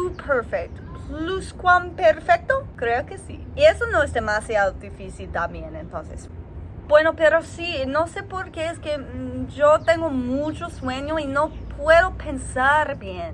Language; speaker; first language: Spanish; non-native, learner; English